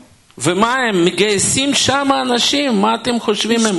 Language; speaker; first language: Hebrew; non-native, fluent; Russian